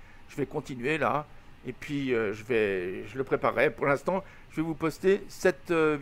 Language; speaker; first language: French; native; French